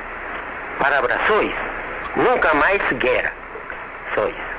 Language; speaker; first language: Portuguese; non-native, learner; Japanese